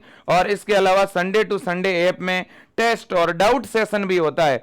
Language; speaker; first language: Hindi; native; Hindi